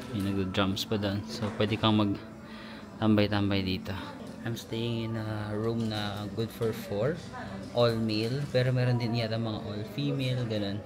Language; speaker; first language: Filipino; non-native, local second language; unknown